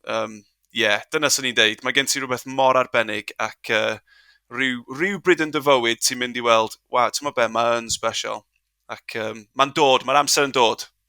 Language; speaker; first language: Welsh; non-native, local second language; English